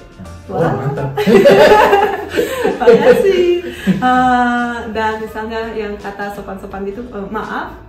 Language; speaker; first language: Indonesian; non-native, fluent; Russian